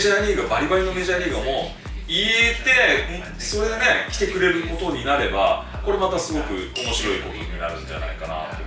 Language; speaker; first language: Japanese; native; Japanese